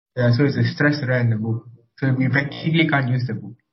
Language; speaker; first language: English; non-native, local second language; Tamil